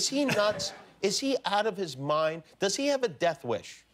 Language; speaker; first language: English; native; English